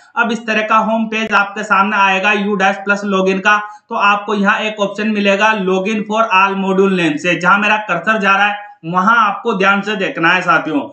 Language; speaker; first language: Hindi; native; Hindi